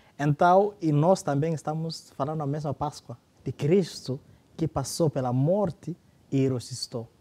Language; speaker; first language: Portuguese; non-native, fluent; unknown